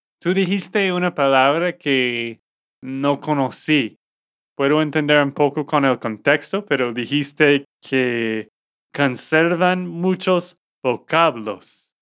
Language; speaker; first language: Spanish; non-native, fluent; English